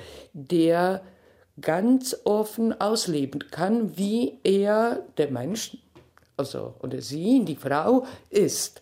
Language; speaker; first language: German; non-native, fluent; Polish